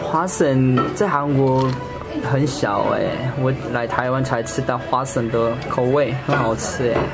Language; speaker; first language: Chinese; non-native, fluent; Korean